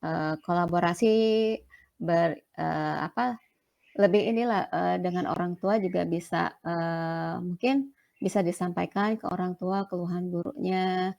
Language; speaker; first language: Indonesian; non-native, local second language; Sundanese